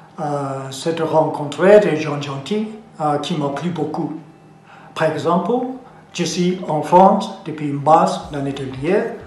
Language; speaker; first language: French; non-native, learner; Japanese